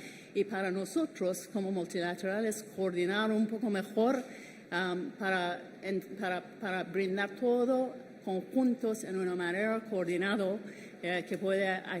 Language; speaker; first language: Spanish; non-native, fluent; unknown